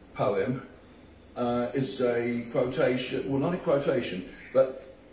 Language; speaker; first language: English; native; English